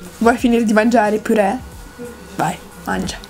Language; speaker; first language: Italian; non-native, fluent; Russian